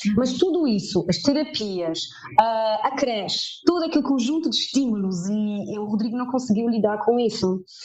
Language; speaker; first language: Portuguese; early bilingual, heritage; German